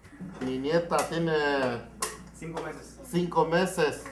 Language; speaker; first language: Spanish; non-native, local second language; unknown